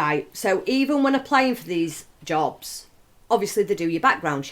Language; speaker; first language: English; native; English